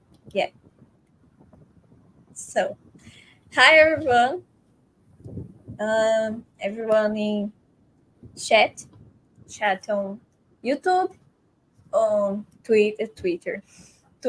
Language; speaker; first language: English; non-native, fluent; Portuguese